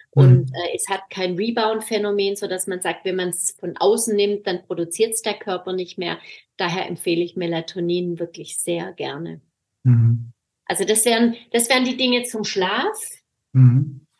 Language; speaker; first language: German; native; German